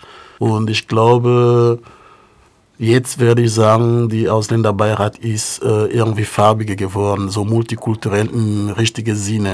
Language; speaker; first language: German; non-native, fluent; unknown